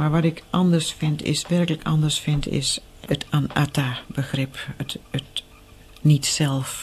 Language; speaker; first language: Dutch; native; Dutch